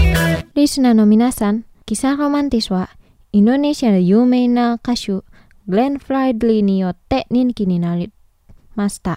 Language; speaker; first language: Japanese; non-native, fluent; Indonesian